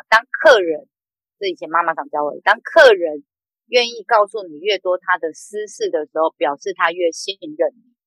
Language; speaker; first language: Chinese; native; Chinese